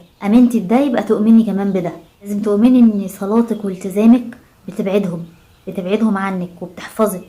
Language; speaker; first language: Arabic; native; Arabic